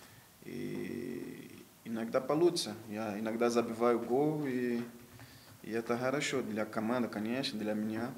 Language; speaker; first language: Russian; non-native, learner; Portuguese